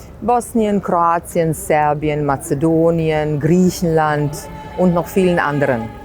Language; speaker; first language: German; non-native, fluent; Bosnian